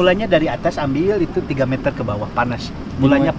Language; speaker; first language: Indonesian; native; Indonesian